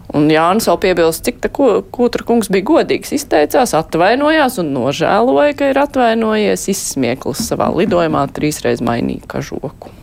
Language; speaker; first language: Latvian; native; Latvian